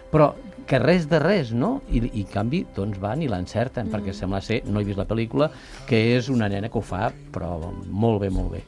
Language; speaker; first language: Catalan; native; Catalan